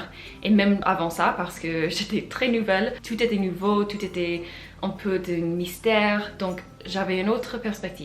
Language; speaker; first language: French; non-native, fluent; English